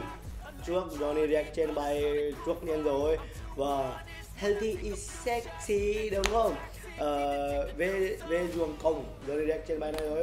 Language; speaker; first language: Vietnamese; non-native, learner; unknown